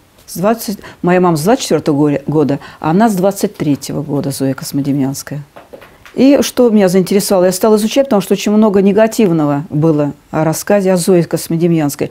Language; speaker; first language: Russian; native; Russian